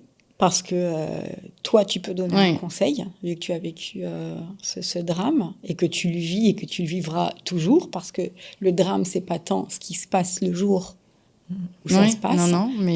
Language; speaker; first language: French; native; French